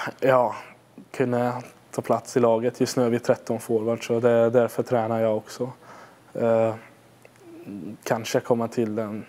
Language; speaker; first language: Swedish; non-native, fluent; Hungarian